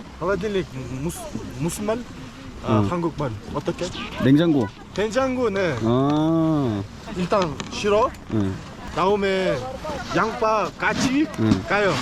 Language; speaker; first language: Korean; non-native, learner; Kyrgyz